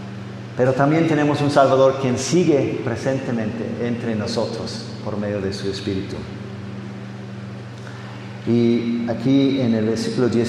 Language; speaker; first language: Spanish; non-native, fluent; English